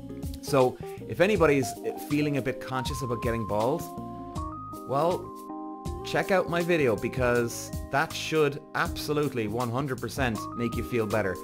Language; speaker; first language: English; native; English